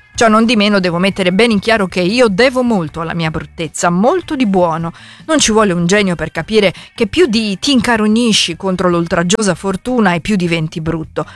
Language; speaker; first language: Italian; native; Italian